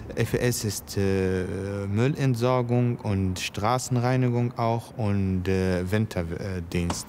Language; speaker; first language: German; non-native, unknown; Arabic